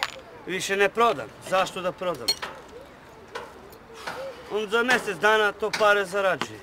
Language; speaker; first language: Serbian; non-native, local second language; Romany